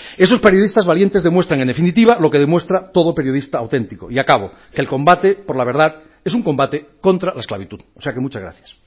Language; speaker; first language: Spanish; native; Spanish